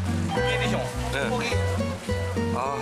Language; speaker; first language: Korean; non-native, learner; Japanese